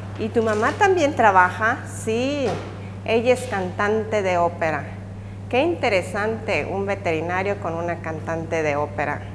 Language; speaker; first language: Spanish; native; Spanish